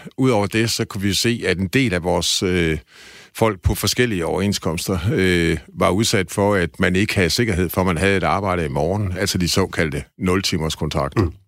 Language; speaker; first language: Danish; native; Danish